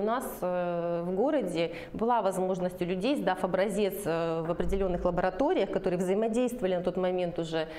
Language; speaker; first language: Russian; native; Russian